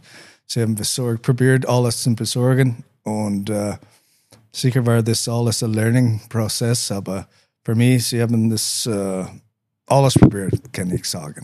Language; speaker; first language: German; non-native, learner; English